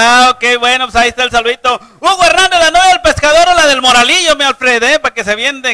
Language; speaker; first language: Spanish; native; Spanish